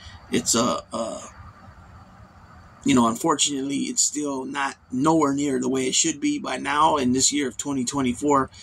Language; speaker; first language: English; native; English